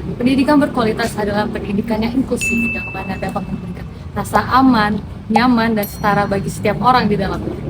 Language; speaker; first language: Indonesian; native; Indonesian